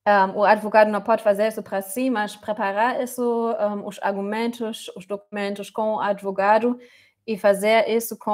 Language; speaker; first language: Portuguese; non-native, fluent; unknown